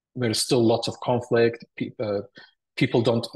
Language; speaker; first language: English; early bilingual, other home language; Turkish